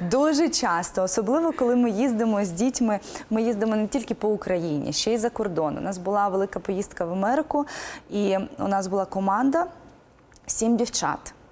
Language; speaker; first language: Ukrainian; non-native, local second language; Russian